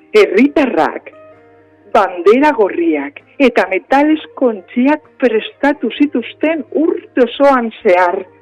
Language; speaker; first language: Basque; non-native, local second language; Spanish